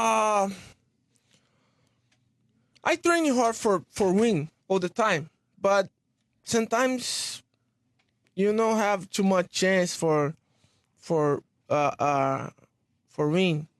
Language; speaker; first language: English; non-native, learner; Portuguese